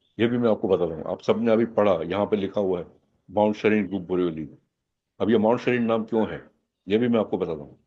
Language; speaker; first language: Hindi; non-native, local second language; Gujarati